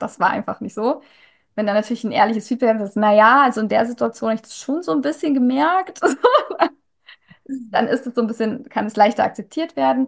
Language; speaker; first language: German; native; German